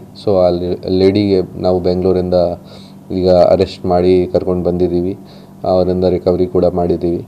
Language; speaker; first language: Kannada; non-native, local second language; Hindi